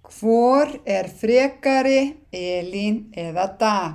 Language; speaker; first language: Icelandic; non-native, learner; Thai